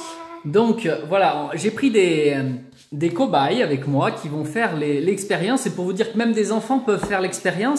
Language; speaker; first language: French; native; French